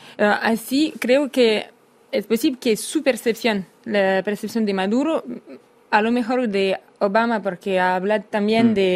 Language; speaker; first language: Spanish; non-native, fluent; Russian